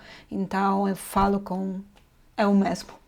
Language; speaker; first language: Portuguese; non-native, fluent; Polish